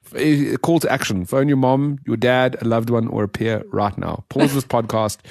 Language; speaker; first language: English; native; English